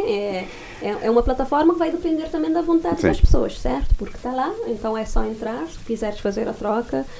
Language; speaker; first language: Portuguese; non-native, local second language; Kabuverdianu